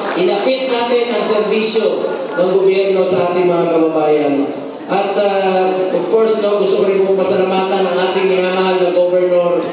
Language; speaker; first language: Filipino; non-native, local second language; Cebuano